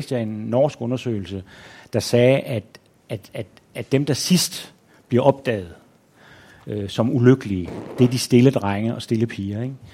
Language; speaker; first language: Danish; native; Danish